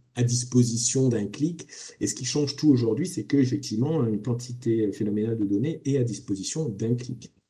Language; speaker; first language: French; native; French